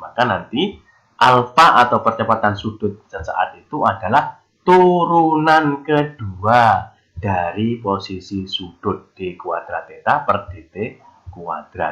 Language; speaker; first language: Indonesian; native; Indonesian